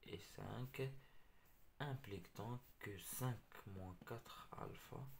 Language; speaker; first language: French; non-native, local second language; Arabic